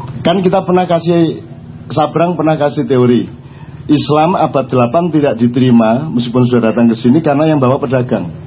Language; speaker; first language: Indonesian; non-native, local second language; Javanese